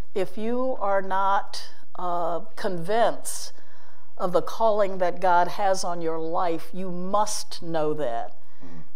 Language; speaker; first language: English; native; English